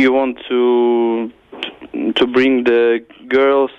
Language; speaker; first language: English; non-native, learner; Russian